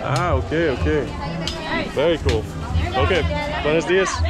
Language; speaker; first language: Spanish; non-native, learner; English